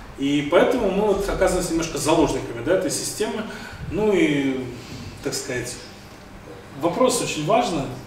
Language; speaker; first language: Russian; native; Russian